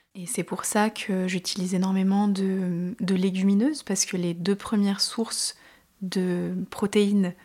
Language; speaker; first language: French; native; French